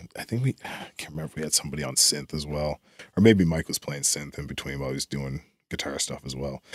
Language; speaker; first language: English; native; English